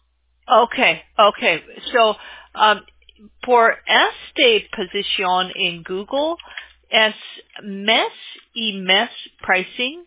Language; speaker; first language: Spanish; non-native, learner; English